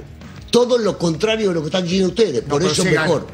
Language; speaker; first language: Spanish; native; Spanish